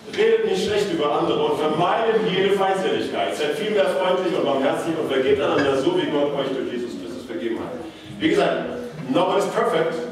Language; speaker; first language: German; non-native, fluent; Norwegian